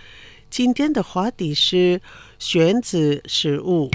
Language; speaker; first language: Chinese; non-native, fluent; Indonesian